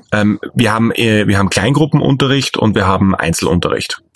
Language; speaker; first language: German; native; German